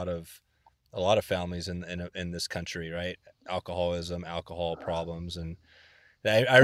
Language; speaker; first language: English; native; English